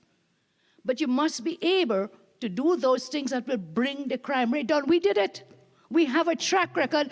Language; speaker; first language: English; native; English